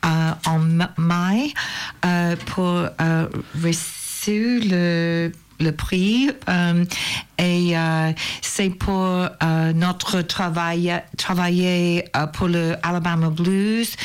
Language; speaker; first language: French; non-native, learner; English